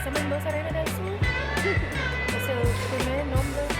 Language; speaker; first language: Spanish; non-native, learner; English